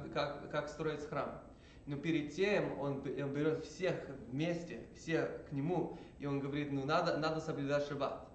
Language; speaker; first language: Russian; early bilingual, heritage; English